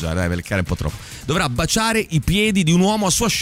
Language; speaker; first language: Italian; native; Italian